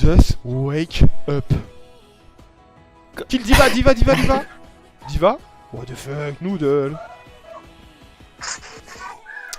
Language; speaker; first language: English; non-native, learner; French